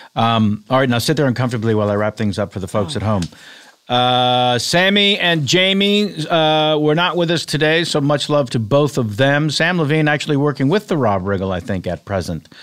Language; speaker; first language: English; native; English